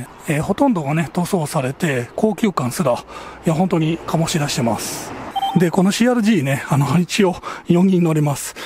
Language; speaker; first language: Japanese; native; Japanese